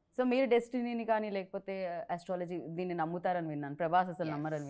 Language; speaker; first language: Telugu; native; Telugu